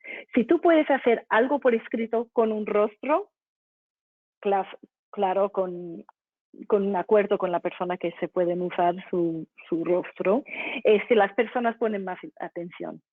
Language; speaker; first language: Spanish; non-native, fluent; English